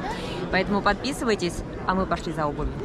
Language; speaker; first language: Russian; native; Russian